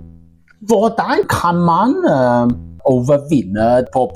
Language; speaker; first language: Norwegian; non-native, learner; Welsh